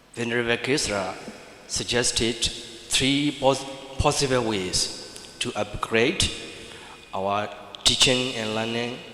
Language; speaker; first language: English; non-native, fluent; Burmese